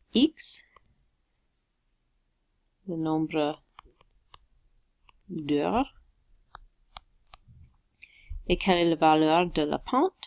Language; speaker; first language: French; non-native, local second language; English